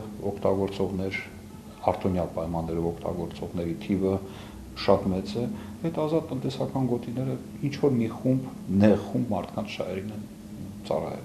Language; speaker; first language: Armenian; native; Armenian